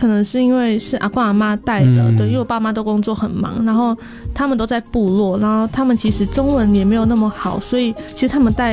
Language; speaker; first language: Chinese; non-native, local second language; Amis